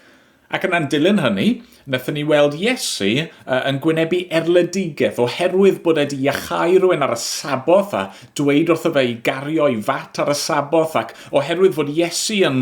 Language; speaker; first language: Welsh; native; Welsh